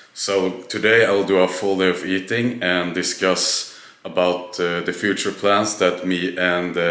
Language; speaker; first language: English; non-native, fluent; Swedish